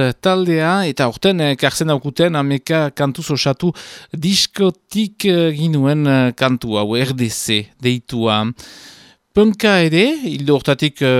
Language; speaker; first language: Basque; native; Basque